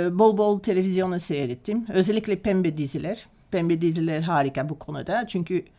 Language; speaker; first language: Turkish; non-native, fluent; Dutch